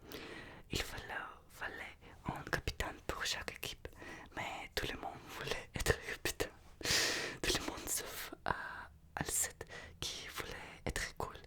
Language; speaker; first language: French; non-native, learner; Russian